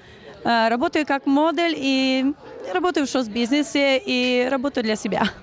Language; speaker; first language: Russian; early bilingual, heritage; Russian